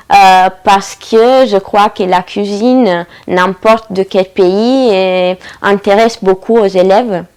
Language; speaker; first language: French; non-native, fluent; Italian